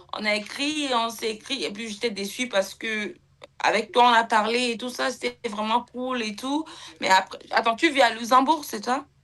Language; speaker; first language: French; native; French